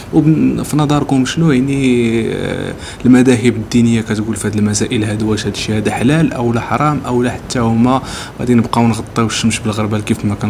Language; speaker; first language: Arabic; native; Arabic